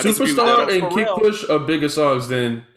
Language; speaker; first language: English; native; English